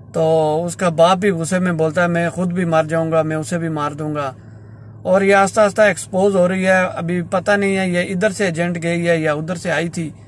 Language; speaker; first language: Urdu; non-native, local second language; Punjabi